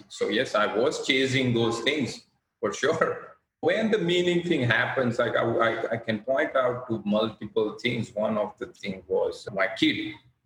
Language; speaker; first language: English; non-native, local second language; Gujarati